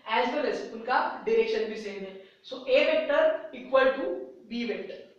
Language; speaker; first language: Hindi; native; Hindi